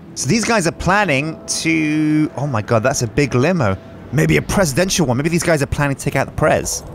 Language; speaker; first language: English; native; English